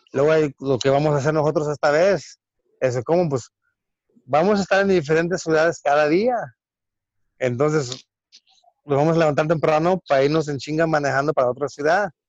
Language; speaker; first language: Spanish; early bilingual, heritage; Spanish